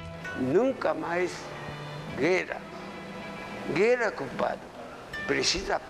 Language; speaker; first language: Portuguese; non-native, learner; Japanese